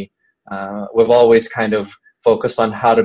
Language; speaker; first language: English; non-native, local second language; Filipino